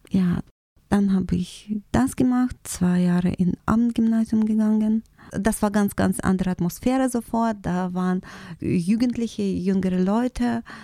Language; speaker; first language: German; non-native, fluent; Russian